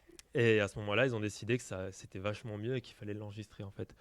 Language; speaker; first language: French; native; French